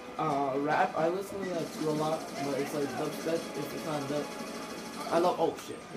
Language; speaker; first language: English; native; English